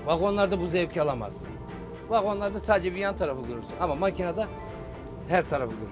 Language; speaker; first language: Turkish; native; Turkish